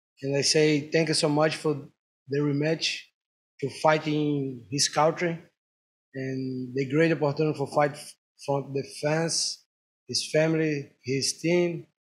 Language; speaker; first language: English; non-native, learner; Portuguese